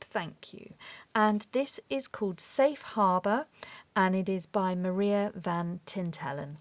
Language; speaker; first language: English; native; English